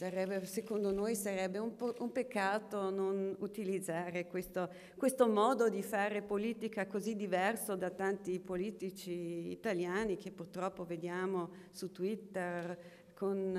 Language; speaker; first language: Italian; non-native, local second language; German